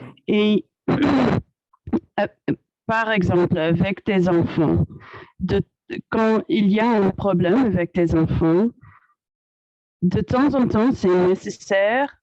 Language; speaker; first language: French; non-native, learner; English